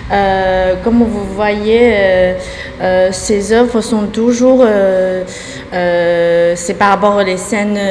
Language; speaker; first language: French; non-native, fluent; Chinese